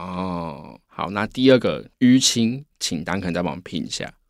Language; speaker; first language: Chinese; native; Chinese